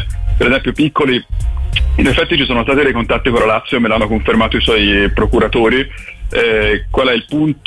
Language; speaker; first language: Italian; native; Italian